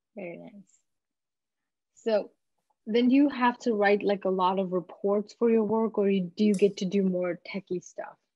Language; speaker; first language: English; native; English